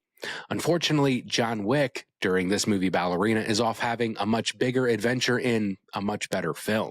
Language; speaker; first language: English; native; English